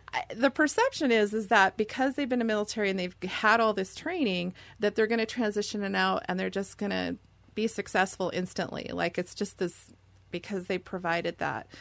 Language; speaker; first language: English; native; English